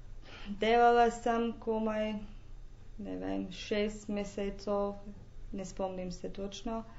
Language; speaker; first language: Slovenian; non-native, local second language; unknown